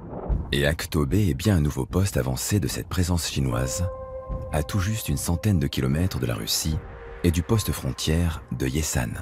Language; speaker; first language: French; native; French